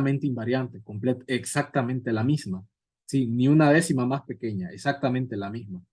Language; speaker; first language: Spanish; native; Spanish